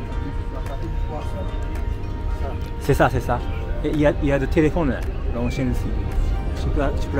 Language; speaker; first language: French; non-native, learner; Japanese